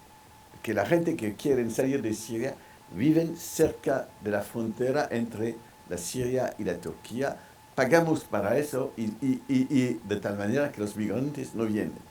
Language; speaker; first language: Spanish; non-native, local second language; French